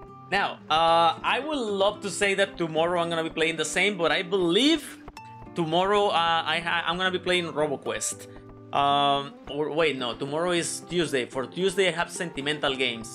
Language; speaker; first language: English; non-native, fluent; Spanish